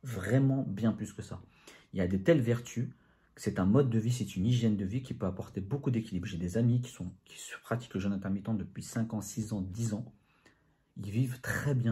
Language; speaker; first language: French; native; French